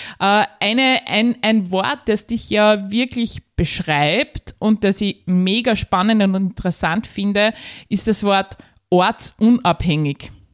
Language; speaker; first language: German; native; German